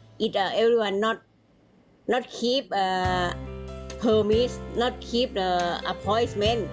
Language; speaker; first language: English; non-native, learner; Thai